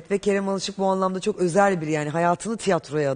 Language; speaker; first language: Turkish; native; Turkish